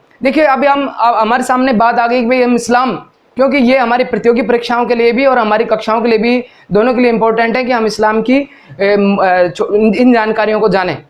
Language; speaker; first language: Hindi; native; Hindi